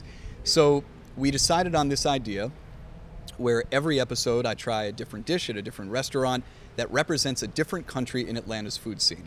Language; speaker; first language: English; native; English